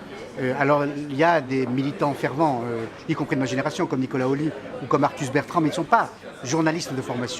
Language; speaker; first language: French; native; French